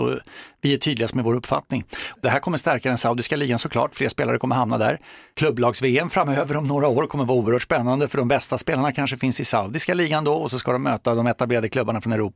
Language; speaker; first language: Swedish; native; Swedish